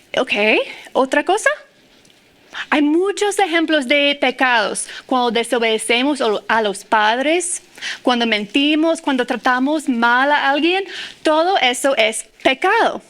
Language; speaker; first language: Spanish; non-native, fluent; English